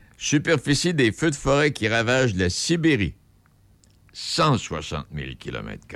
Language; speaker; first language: French; native; French